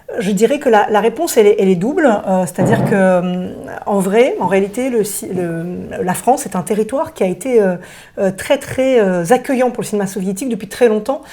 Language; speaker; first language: French; early bilingual, other home language; Russian